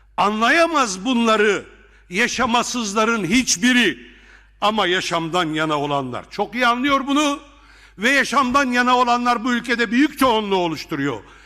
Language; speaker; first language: Turkish; non-native, local second language; Arabic